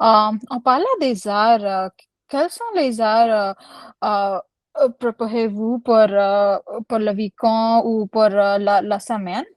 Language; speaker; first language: French; non-native, learner; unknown